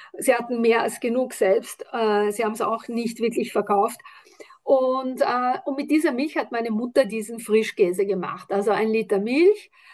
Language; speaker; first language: German; non-native, fluent; Italian